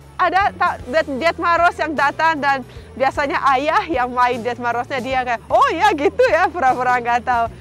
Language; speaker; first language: Indonesian; non-native, fluent; Russian